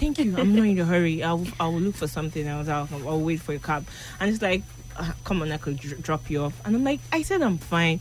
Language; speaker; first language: English; non-native, local second language; Igbo